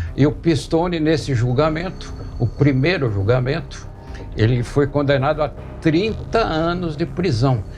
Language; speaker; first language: Portuguese; native; Portuguese